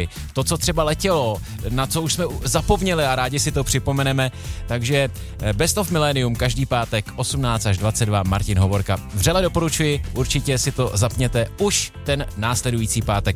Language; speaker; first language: Czech; native; Czech